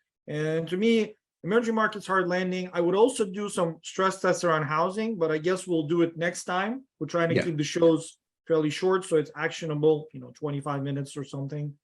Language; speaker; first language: English; non-native, fluent; Russian